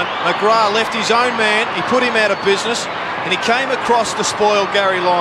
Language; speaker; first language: English; native; English